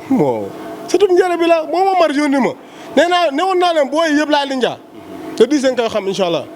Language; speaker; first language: Wolof; native; Wolof